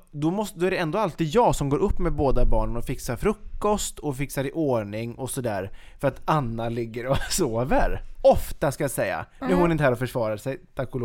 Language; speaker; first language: Swedish; native; Swedish